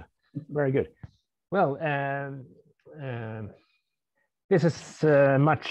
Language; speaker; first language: English; non-native, fluent; Swedish